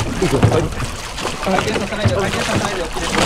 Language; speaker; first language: Japanese; native; Japanese